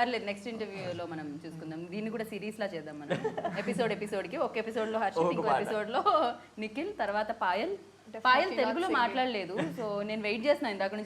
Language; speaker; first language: Telugu; native; Telugu